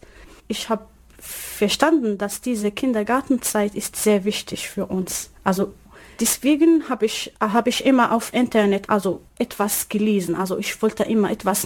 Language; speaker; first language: German; non-native, learner; Arabic